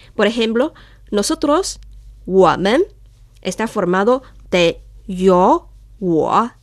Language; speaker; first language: Spanish; non-native, fluent; Chinese